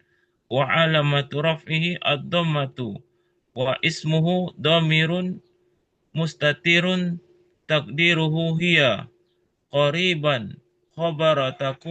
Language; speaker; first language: Arabic; non-native, learner; Indonesian